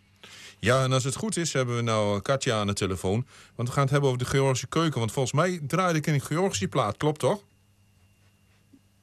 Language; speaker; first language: Dutch; native; Dutch